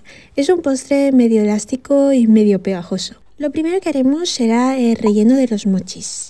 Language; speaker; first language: Spanish; native; Spanish